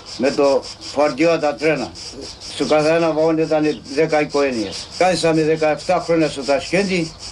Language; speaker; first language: Greek; early bilingual, heritage; Greek